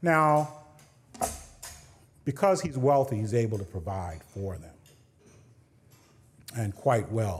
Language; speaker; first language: English; native; English